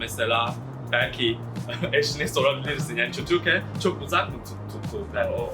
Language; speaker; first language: Turkish; non-native, learner; Chinese